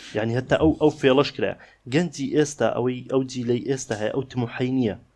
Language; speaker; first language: Central Kurdish; native; Central Kurdish